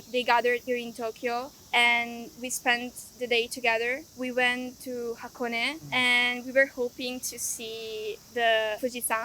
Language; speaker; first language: English; non-native, fluent; Italian